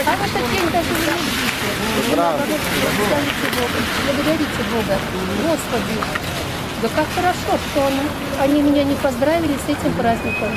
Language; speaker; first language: Russian; native; Russian